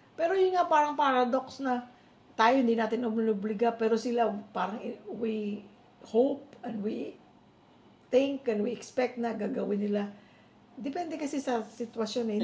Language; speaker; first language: Filipino; native; Filipino